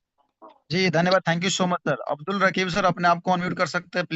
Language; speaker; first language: Hindi; native; Hindi